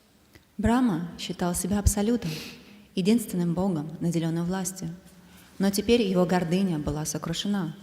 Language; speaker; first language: Russian; native; Russian